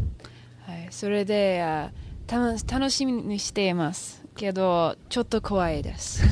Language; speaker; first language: Japanese; non-native, learner; English